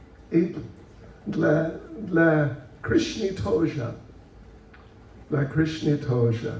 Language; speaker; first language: Russian; non-native, learner; English